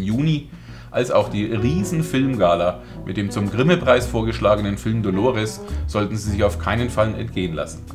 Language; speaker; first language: German; native; German